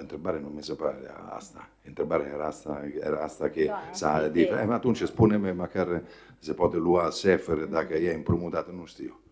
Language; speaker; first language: Romanian; non-native, fluent; Italian